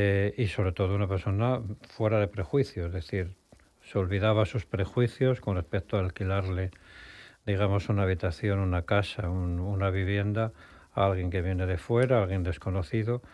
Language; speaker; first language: Spanish; native; Spanish